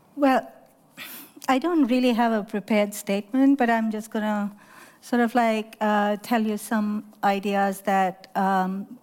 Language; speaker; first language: English; non-native, local second language; Urdu